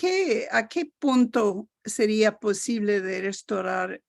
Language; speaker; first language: Spanish; non-native, learner; English